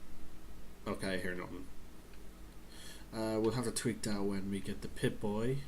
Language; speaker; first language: English; native; English